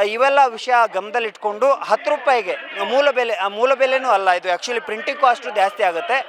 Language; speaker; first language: Kannada; native; Kannada